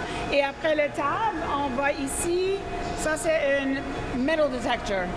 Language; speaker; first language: French; non-native, fluent; English